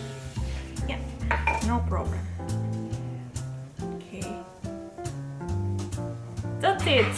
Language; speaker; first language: English; non-native, learner; Japanese